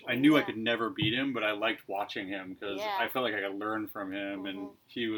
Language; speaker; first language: English; native; English